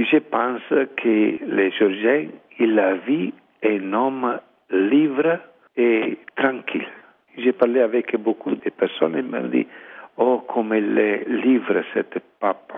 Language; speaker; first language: French; non-native, learner; Italian